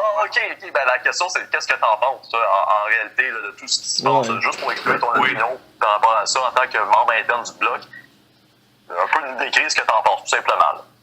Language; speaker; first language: French; native; French